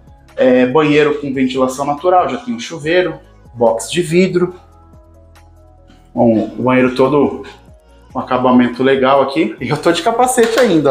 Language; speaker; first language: Portuguese; native; Portuguese